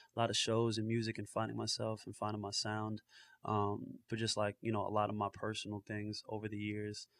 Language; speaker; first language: English; native; English